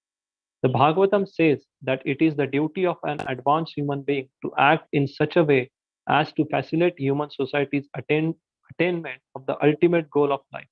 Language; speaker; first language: English; non-native, local second language; Hindi